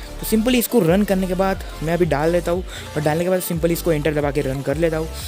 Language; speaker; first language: Hindi; non-native, local second language; Marathi